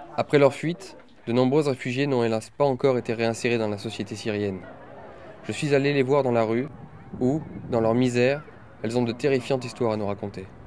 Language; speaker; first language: French; native; French